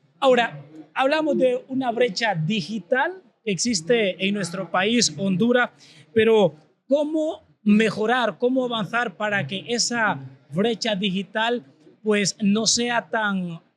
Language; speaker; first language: Spanish; native; Spanish